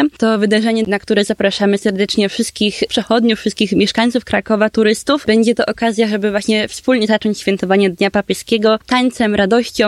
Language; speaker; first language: Polish; native; Polish